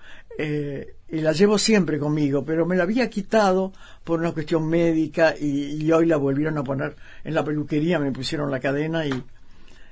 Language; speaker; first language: Spanish; native; Spanish